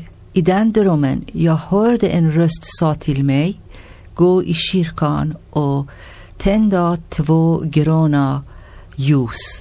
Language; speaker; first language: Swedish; non-native, learner; Persian